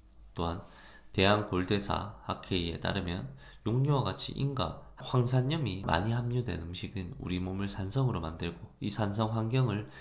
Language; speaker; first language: Korean; native; Korean